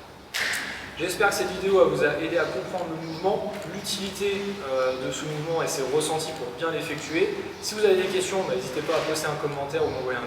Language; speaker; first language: French; native; French